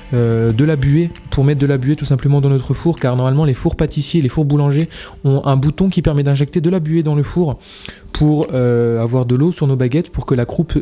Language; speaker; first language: French; native; French